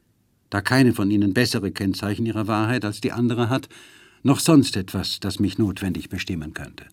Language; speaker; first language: German; native; German